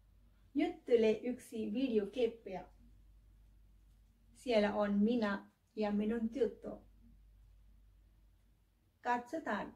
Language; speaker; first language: Finnish; non-native, learner; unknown